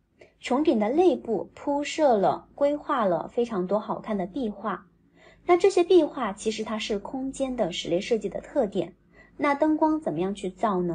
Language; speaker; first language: Chinese; native; Chinese